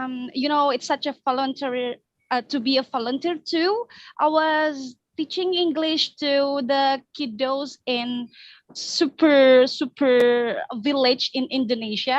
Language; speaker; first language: English; non-native, fluent; Indonesian